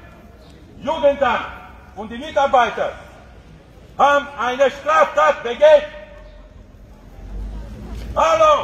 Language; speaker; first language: German; non-native, fluent; Romanian